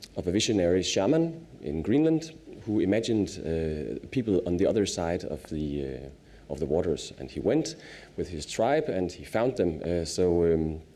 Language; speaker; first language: English; non-native, fluent; Danish